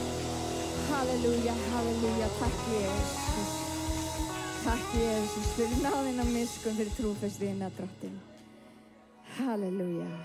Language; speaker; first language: Icelandic; non-native, fluent; English